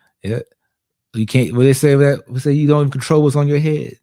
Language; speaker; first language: English; native; English